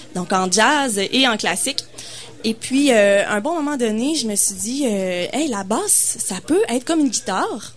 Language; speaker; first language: French; native; French